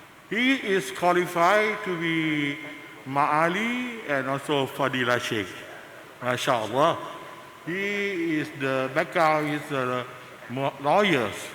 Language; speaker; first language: English; non-native, learner; Thai